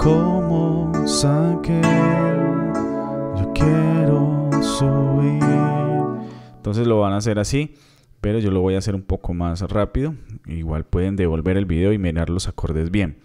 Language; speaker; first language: Spanish; native; Spanish